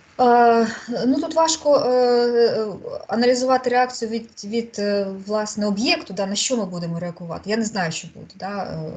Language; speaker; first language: Ukrainian; non-native, local second language; Russian